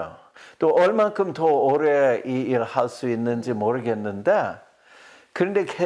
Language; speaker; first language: Korean; non-native, fluent; English